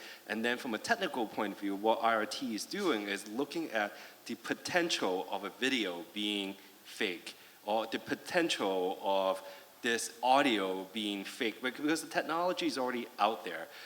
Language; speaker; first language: English; non-native, fluent; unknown